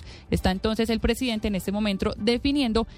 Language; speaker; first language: Spanish; native; Spanish